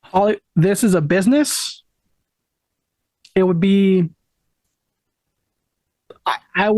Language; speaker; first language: English; native; English